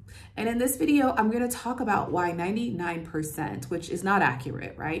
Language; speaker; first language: English; native; English